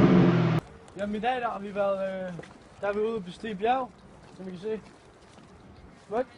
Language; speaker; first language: Danish; native; Danish